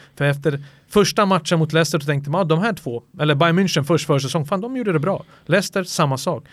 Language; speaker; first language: Swedish; early bilingual, other home language; Serbian